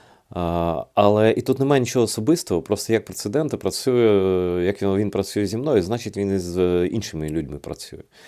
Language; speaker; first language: Ukrainian; non-native, fluent; Russian